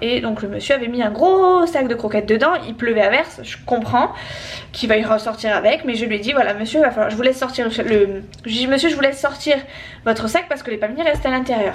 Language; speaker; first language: French; native; French